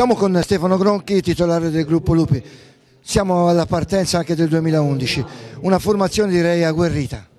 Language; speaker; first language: Italian; native; Italian